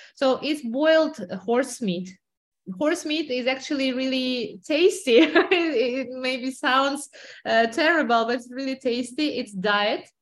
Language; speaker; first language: English; non-native, fluent; Russian